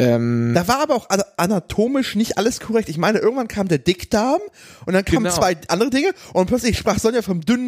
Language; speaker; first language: German; native; German